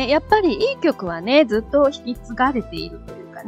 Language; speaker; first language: Japanese; native; Japanese